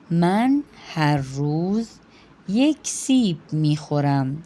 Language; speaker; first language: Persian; non-native, fluent; Urdu